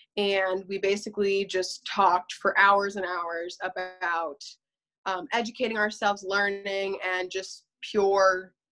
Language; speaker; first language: English; native; English